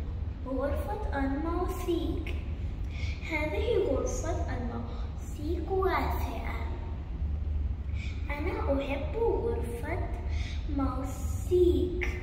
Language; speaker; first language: Arabic; non-native, learner; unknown